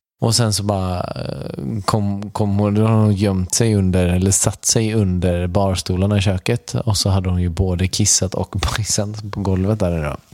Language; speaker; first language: Swedish; native; Swedish